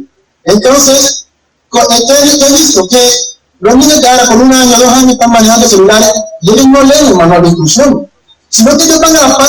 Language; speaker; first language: Spanish; native; Spanish